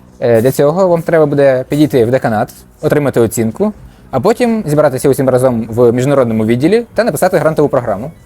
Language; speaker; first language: Ukrainian; native; Ukrainian